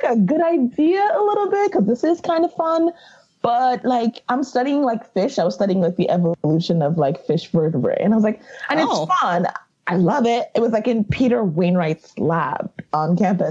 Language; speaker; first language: English; non-native, local second language; Yoruba